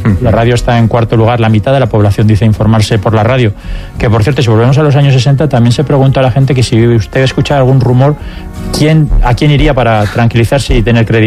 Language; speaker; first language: Spanish; native; Spanish